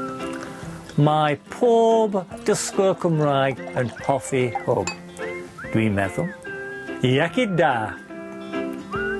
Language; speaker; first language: Welsh; non-native, learner; English